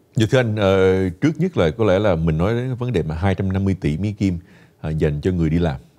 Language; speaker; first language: Vietnamese; early bilingual, heritage; Vietnamese